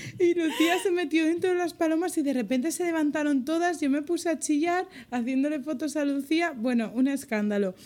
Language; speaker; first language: Spanish; native; Spanish